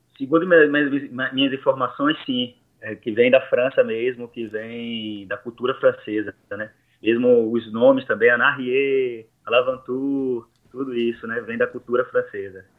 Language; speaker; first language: Portuguese; native; Portuguese